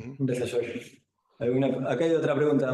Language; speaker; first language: Spanish; native; Spanish